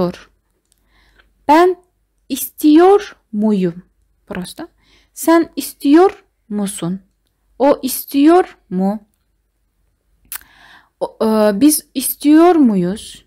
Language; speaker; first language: Turkish; non-native, fluent; Kazakh